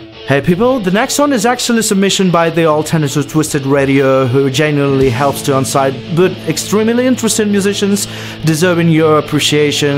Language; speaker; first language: English; non-native, fluent; Ukrainian